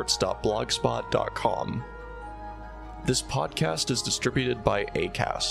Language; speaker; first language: English; native; English